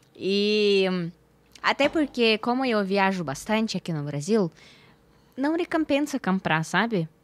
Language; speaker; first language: Portuguese; non-native, fluent; Russian